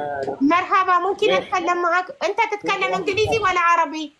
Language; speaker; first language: Arabic; non-native, fluent; Amharic